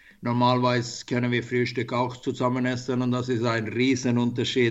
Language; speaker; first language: German; non-native, learner; Swedish